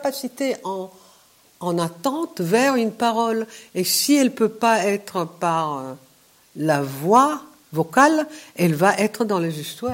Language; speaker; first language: French; non-native, fluent; Hebrew